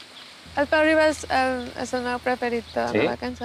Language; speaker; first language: Catalan; non-native, fluent; English